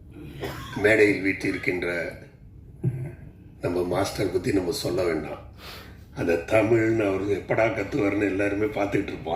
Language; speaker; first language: Tamil; native; Tamil